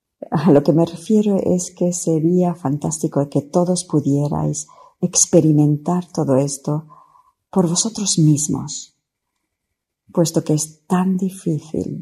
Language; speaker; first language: Spanish; non-native, fluent; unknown